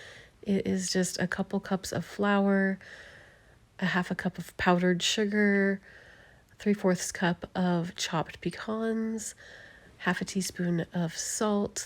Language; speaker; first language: English; native; English